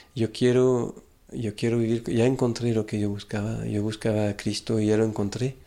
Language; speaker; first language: Spanish; non-native, fluent; French